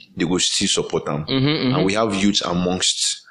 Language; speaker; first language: English; non-native, local second language; Yoruba